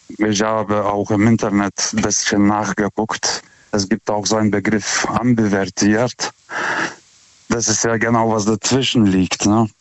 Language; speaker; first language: German; non-native, fluent; Lithuanian